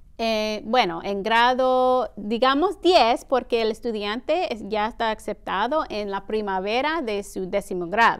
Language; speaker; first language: Spanish; early bilingual, heritage; Spanish